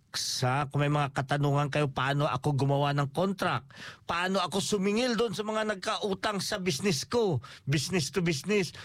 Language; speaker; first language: Filipino; native; Filipino